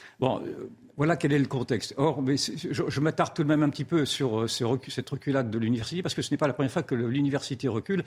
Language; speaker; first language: French; native; French